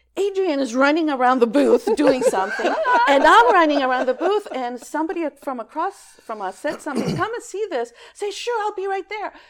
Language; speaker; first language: English; early bilingual, other home language; Greek